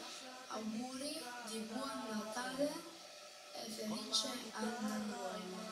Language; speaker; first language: Italian; non-native, learner; Polish